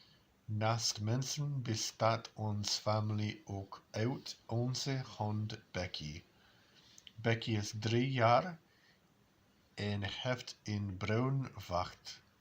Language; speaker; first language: Dutch; non-native, learner; English